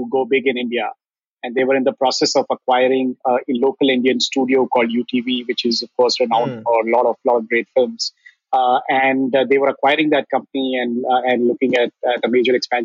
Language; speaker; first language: English; non-native, local second language; Hindi